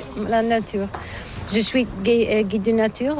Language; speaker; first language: French; non-native, learner; Bulgarian